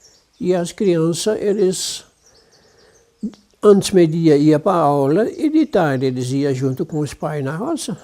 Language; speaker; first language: Portuguese; non-native, local second language; German